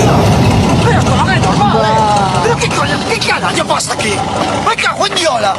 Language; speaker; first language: Spanish; native; Spanish